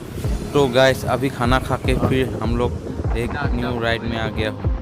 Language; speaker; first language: Hindi; non-native, local second language; Assamese